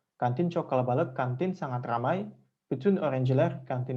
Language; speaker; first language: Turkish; non-native, fluent; Indonesian